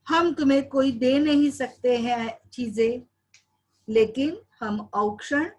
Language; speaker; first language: Hindi; non-native, local second language; Marathi